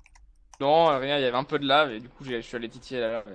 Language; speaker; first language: French; native; French